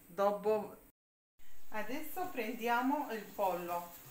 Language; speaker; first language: Italian; non-native, learner; Arabic